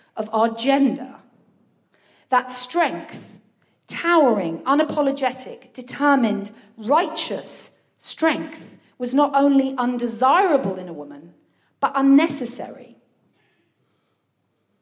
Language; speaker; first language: English; native; English